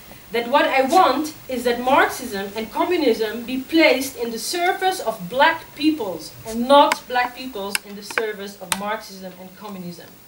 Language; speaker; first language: English; non-native, fluent; Dutch